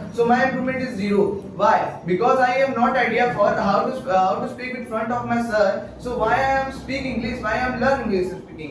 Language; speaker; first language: English; non-native, learner; Hindi